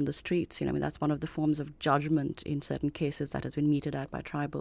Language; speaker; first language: English; non-native, local second language; Urdu